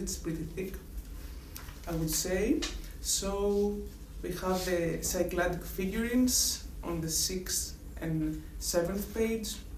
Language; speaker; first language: English; non-native, fluent; Greek